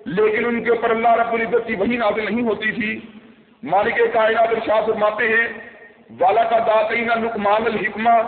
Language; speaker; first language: Urdu; non-native, local second language; Punjabi